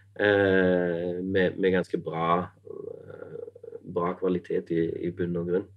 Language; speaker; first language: Norwegian; non-native, fluent; German